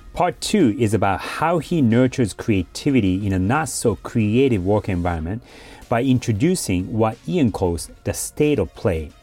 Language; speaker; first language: English; early bilingual, other home language; Japanese